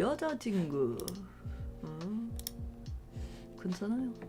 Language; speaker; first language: Korean; non-native, learner; English